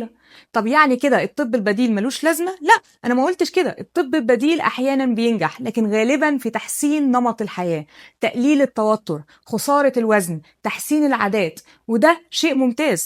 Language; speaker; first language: Arabic; native; Arabic